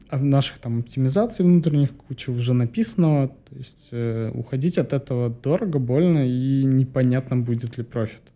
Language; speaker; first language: Russian; native; Russian